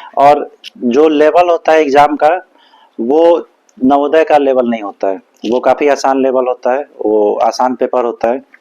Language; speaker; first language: Hindi; native; Hindi